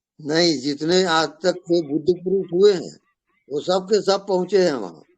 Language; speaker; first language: Hindi; native; Hindi